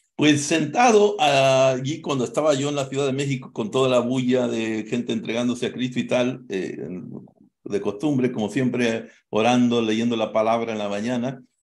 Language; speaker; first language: Spanish; native; Spanish